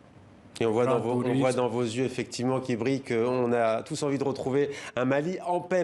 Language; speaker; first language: French; native; French